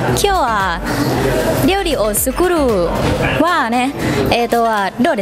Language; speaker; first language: Japanese; non-native, learner; Thai